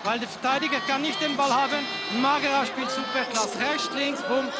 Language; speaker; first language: German; non-native, local second language; French